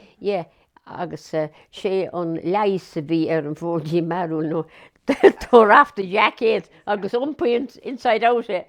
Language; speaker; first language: Irish; native; Irish